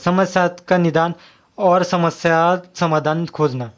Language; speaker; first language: Hindi; non-native, local second language; Marathi